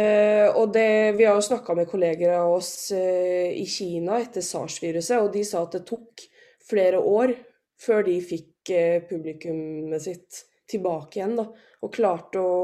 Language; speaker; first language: Norwegian; native; Norwegian